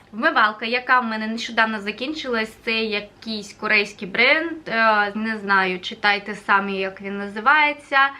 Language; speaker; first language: Ukrainian; native; Ukrainian